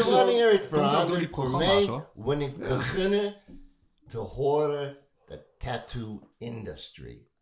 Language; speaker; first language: Dutch; non-native, learner; English